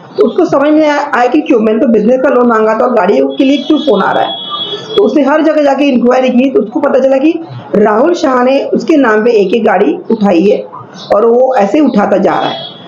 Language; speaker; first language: Hindi; non-native, local second language; Marathi